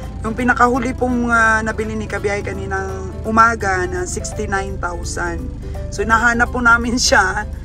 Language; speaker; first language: Filipino; non-native, local second language; Aklanon